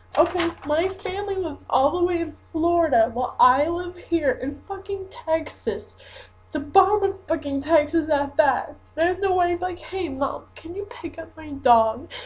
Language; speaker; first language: English; native; English